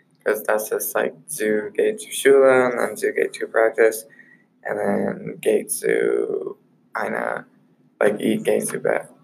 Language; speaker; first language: German; non-native, learner; English